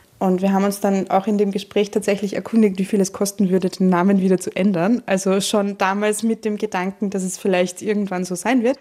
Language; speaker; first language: German; native; German